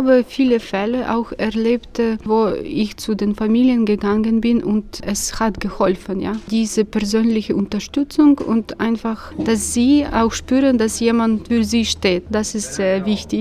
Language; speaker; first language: German; non-native, fluent; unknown